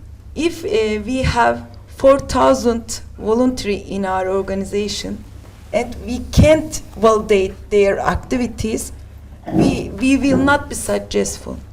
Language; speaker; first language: English; non-native, learner; Turkish